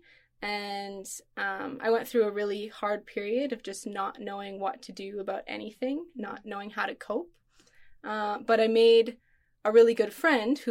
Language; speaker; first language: English; native; English